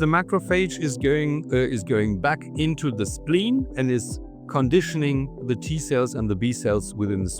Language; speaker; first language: English; non-native, fluent; German